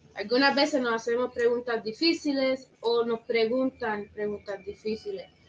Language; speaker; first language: Spanish; early bilingual, heritage; Spanish